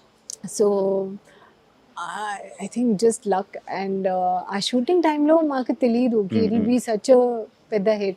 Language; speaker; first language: Telugu; non-native, learner; Hindi